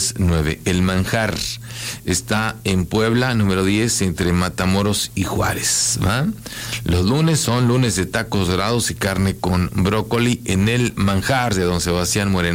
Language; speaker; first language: Spanish; native; Spanish